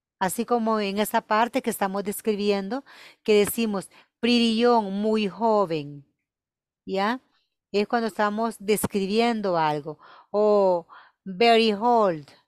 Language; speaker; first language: Spanish; native; Spanish